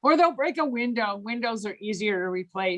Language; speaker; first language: English; native; English